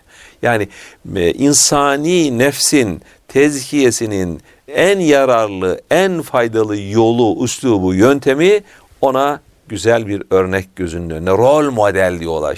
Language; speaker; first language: Turkish; native; Turkish